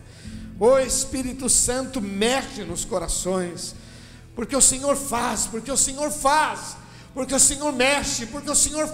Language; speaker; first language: Portuguese; native; Portuguese